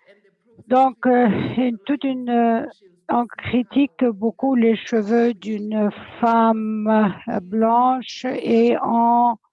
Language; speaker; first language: French; non-native, fluent; English